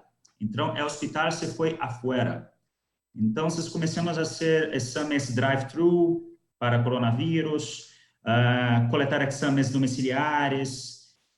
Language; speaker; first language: Spanish; non-native, learner; Portuguese